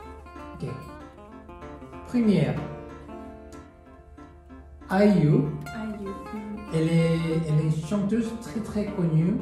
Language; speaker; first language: French; non-native, fluent; Korean